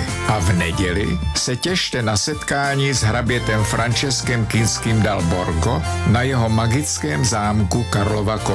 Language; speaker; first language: Czech; native; Czech